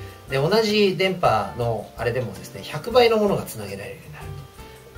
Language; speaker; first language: Japanese; native; Japanese